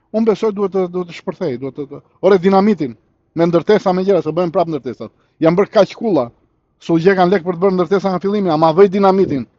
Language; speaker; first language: Albanian; early bilingual, heritage; Albanian